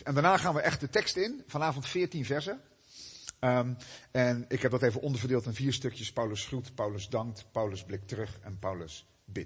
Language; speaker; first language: Dutch; native; Dutch